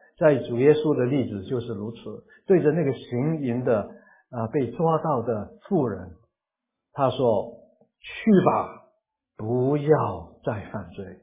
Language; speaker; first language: Chinese; non-native, local second language; Cantonese